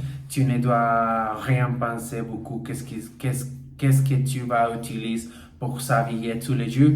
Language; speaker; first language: French; non-native, learner; Portuguese